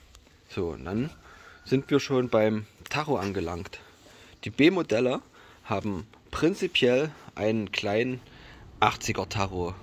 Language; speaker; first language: German; native; German